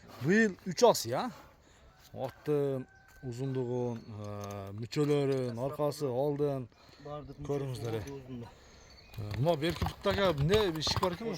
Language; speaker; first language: Kyrgyz; native; Kyrgyz